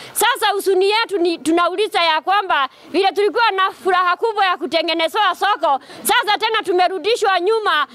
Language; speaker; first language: Swahili; non-native, local second language; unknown